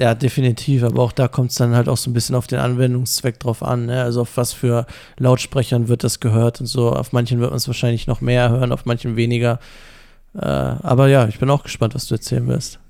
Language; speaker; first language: German; native; German